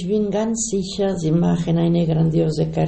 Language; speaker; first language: German; non-native, learner; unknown